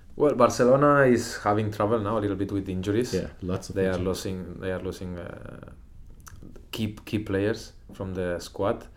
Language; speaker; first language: English; non-native, fluent; Spanish